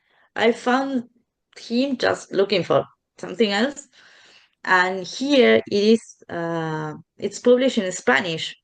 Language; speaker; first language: English; non-native, fluent; Spanish